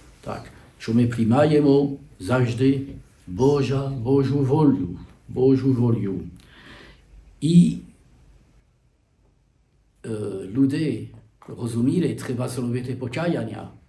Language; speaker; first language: Polish; non-native, learner; French